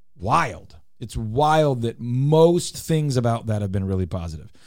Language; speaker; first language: English; native; English